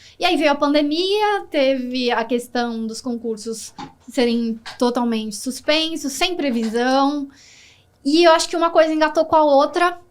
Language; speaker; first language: Portuguese; native; Portuguese